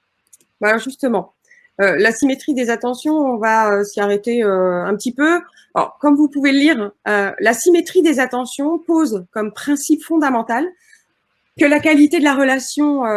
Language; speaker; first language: French; native; French